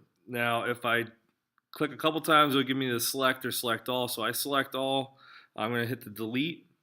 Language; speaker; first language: English; native; English